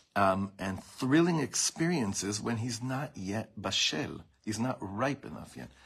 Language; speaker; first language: English; native; English